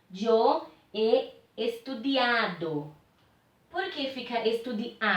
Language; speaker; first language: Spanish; non-native, fluent; Portuguese